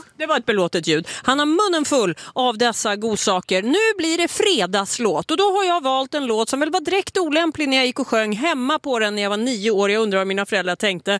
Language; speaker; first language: Swedish; native; Swedish